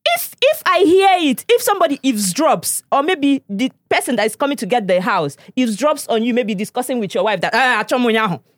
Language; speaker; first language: English; non-native, local second language; Igbo